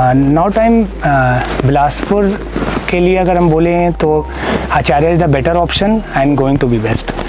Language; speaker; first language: Hindi; native; Hindi